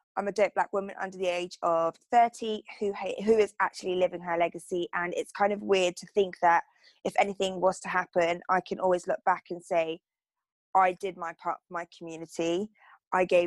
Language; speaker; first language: English; native; English